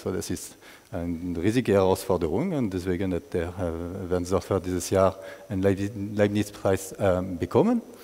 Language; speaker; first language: German; non-native, fluent; French